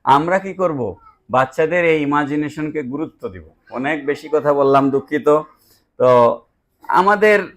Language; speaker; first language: Bangla; native; Bangla